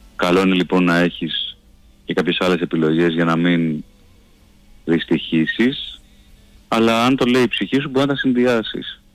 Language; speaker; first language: Greek; native; Greek